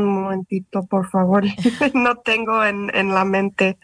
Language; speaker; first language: Spanish; non-native, fluent; English